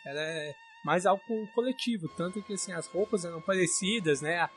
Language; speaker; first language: Portuguese; native; Portuguese